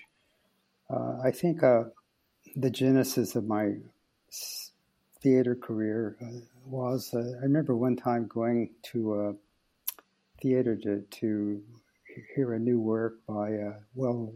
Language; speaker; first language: English; native; English